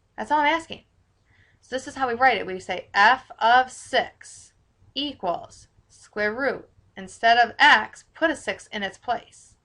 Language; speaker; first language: English; native; English